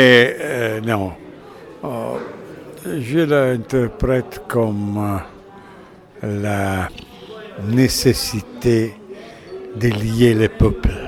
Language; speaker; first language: French; non-native, fluent; Italian